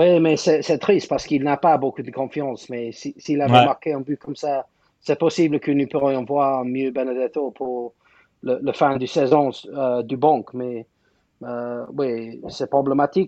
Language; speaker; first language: French; non-native, fluent; English